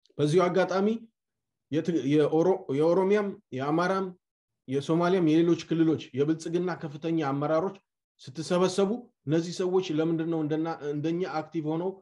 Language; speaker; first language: Amharic; non-native, local second language; Tigrinya